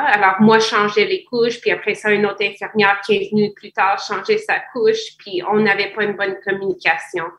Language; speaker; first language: French; non-native, fluent; English